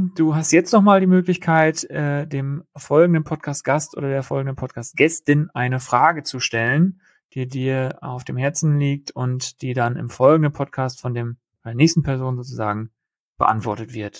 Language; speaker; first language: German; native; German